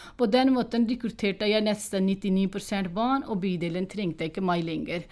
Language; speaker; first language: Norwegian; non-native, fluent; Urdu